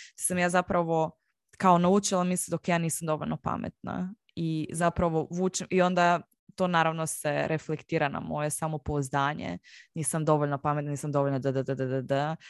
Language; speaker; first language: Croatian; native; Croatian